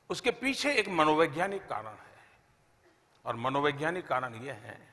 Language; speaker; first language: Hindi; native; Hindi